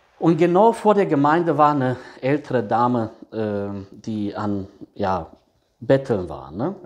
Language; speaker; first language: German; early bilingual, other home language; Serbian